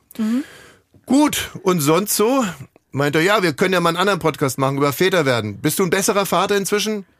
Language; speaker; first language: German; native; German